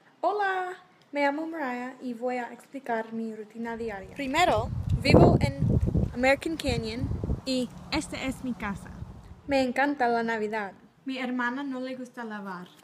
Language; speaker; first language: Spanish; non-native, learner; English